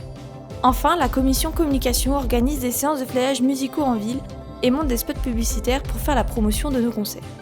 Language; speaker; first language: French; native; French